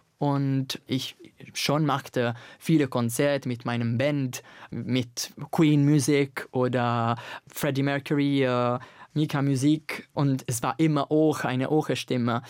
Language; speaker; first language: German; non-native, learner; Italian